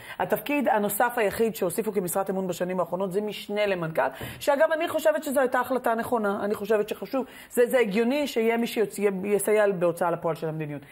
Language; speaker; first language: Hebrew; native; Hebrew